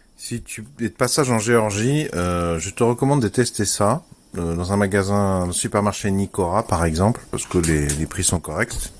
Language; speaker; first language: French; native; French